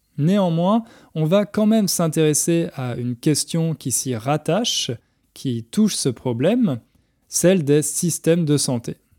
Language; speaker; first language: French; native; French